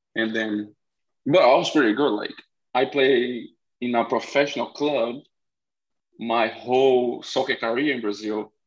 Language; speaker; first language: English; non-native, fluent; Portuguese